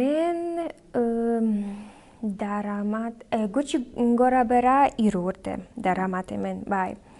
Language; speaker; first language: Basque; non-native, learner; Belarusian